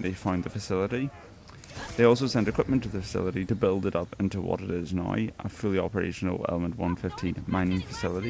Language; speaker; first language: English; native; English